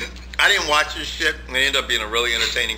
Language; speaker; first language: English; native; English